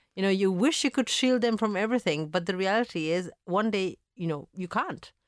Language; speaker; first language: English; early bilingual, other home language; Italian